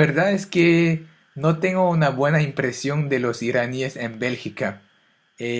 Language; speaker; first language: Spanish; non-native, fluent; French